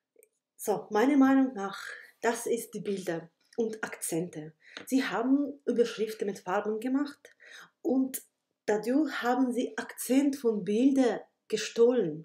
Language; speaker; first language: German; non-native, fluent; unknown